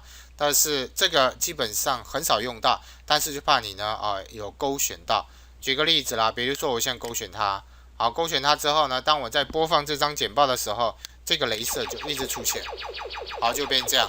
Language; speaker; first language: Chinese; native; Chinese